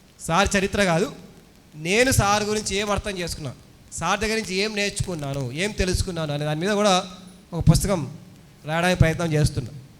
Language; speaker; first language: Telugu; native; Telugu